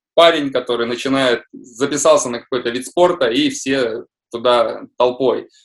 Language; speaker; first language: Russian; native; Russian